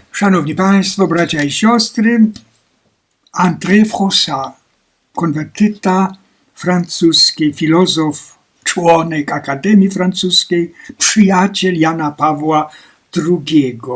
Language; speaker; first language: Polish; native; Polish